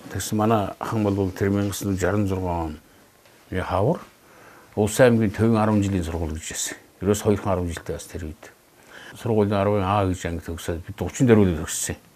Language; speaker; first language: Mongolian; native; Mongolian